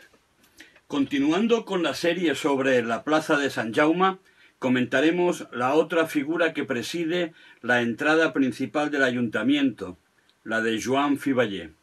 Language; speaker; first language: Spanish; non-native, local second language; Catalan